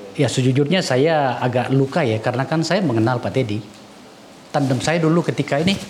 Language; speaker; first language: Indonesian; native; Indonesian